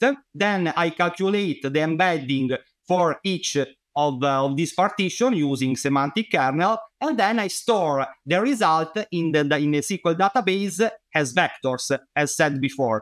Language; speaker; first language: English; non-native, fluent; Italian